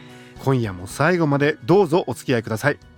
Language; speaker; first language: Japanese; native; Japanese